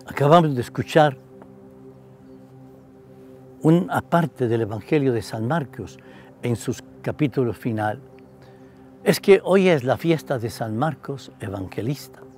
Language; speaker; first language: Spanish; native; Spanish